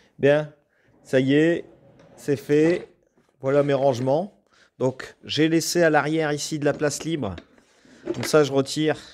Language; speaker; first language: French; native; French